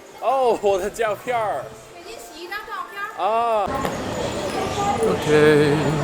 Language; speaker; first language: Chinese; non-native, fluent; English